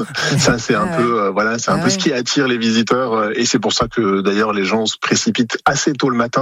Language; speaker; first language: French; native; French